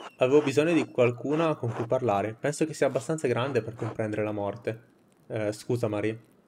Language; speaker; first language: Italian; native; Italian